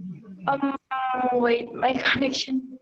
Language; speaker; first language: English; non-native, learner; Indonesian